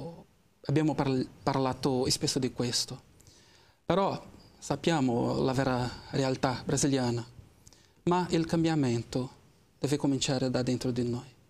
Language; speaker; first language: Italian; non-native, fluent; Portuguese